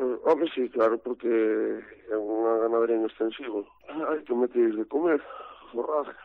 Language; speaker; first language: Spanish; non-native, local second language; Galician